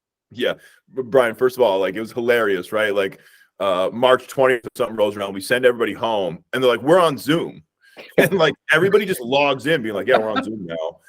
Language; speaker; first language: English; native; English